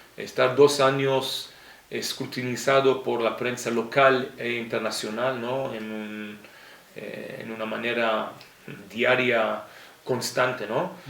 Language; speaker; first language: Spanish; non-native, fluent; Hebrew